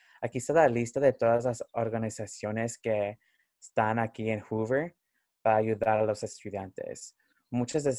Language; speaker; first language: Spanish; early bilingual, heritage; Spanish